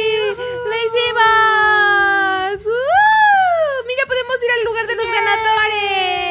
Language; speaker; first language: Spanish; native; Spanish